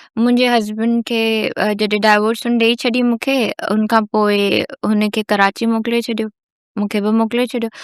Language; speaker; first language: Sindhi; native; Sindhi